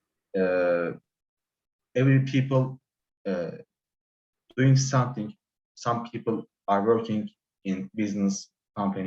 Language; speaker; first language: English; non-native, learner; Turkish